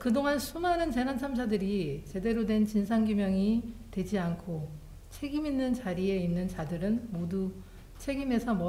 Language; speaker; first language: Korean; native; Korean